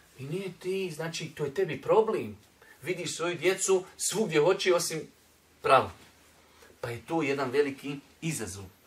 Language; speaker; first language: Bosnian; native; Bosnian